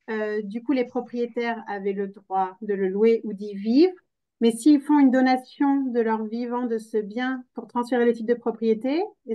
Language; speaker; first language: French; native; French